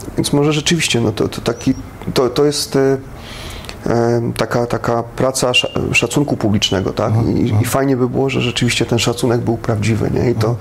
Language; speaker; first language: Polish; native; Polish